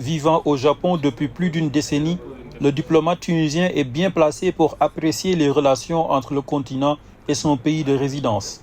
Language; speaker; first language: French; native; French